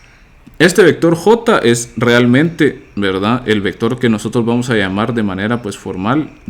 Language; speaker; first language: Spanish; native; Spanish